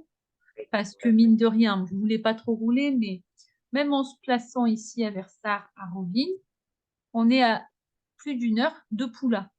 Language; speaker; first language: French; native; French